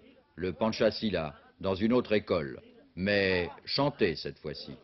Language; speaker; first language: French; native; French